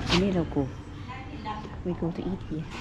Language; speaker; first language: English; non-native, learner; Thai